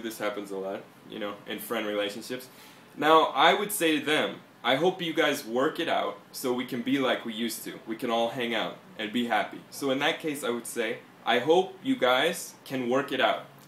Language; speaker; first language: English; native; English